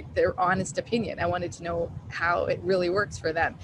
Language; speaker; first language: English; native; English